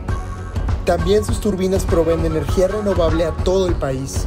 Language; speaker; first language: Spanish; native; Spanish